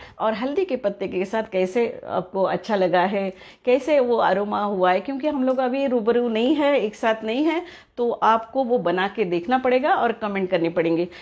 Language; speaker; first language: Hindi; non-native, local second language; Marathi